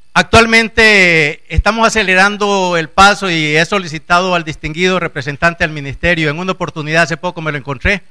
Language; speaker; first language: Spanish; native; Spanish